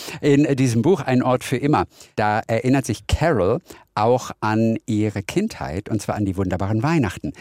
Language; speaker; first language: German; native; German